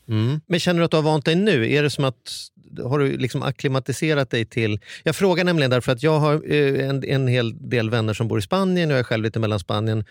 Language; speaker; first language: Swedish; native; Swedish